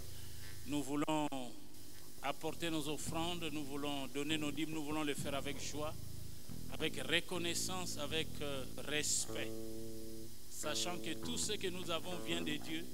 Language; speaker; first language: French; non-native, local second language; Lingala